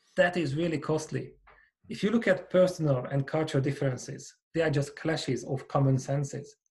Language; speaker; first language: English; non-native, fluent; Hungarian